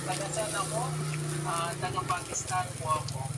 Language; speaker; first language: Filipino; non-native, learner; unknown